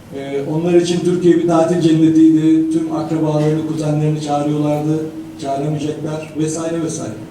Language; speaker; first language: Turkish; native; Turkish